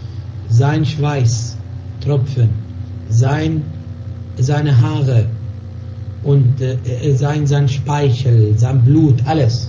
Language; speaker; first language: German; non-native, fluent; Arabic